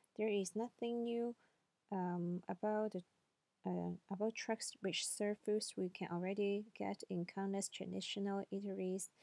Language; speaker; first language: English; non-native, local second language; Cantonese